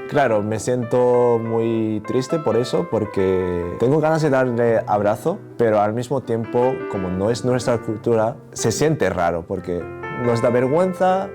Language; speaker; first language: Spanish; non-native, fluent; Japanese